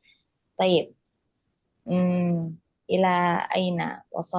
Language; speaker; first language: Arabic; non-native, fluent; Indonesian